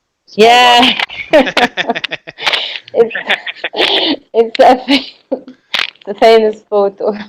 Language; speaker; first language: English; non-native, learner; Arabic